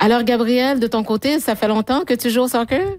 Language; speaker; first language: French; native; French